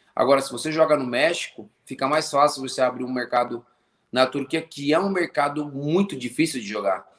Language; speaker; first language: Portuguese; native; Portuguese